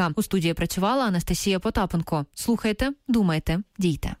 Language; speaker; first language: Ukrainian; native; Ukrainian